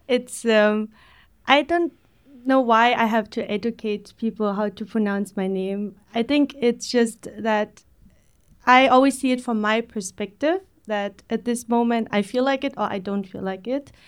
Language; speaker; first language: English; early bilingual, other home language; Vietnamese